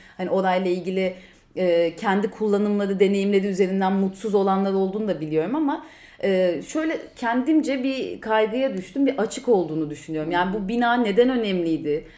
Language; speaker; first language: Turkish; native; Turkish